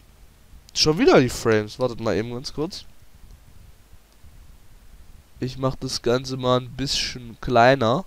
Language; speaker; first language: German; native; German